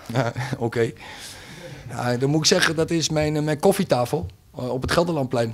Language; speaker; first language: Dutch; native; Dutch